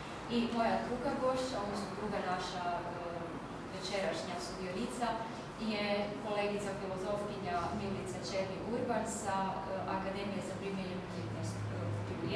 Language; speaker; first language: Croatian; native; Croatian